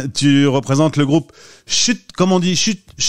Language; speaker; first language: French; native; French